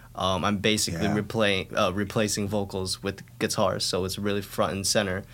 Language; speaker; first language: English; non-native, fluent; Thai